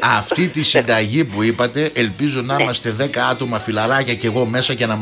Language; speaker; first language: Greek; native; Greek